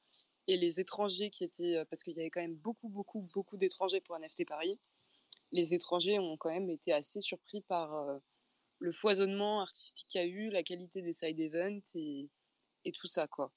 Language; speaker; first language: French; native; French